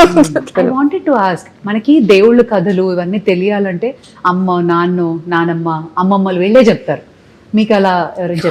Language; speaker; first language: Telugu; native; Telugu